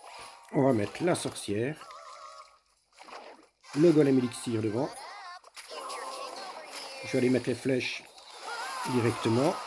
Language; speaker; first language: French; native; French